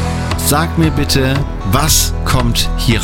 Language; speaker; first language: German; native; German